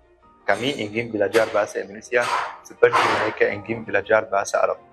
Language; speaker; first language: Indonesian; non-native, learner; Arabic